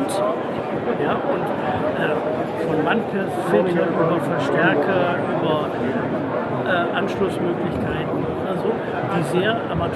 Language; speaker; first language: German; native; German